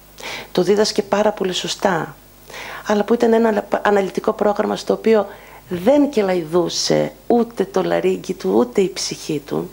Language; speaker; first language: Greek; native; Greek